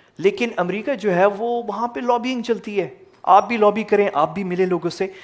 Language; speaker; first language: Urdu; native; Urdu